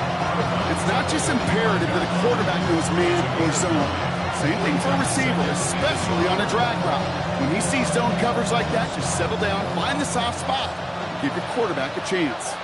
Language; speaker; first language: English; native; English